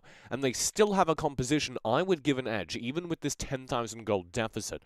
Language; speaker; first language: English; native; English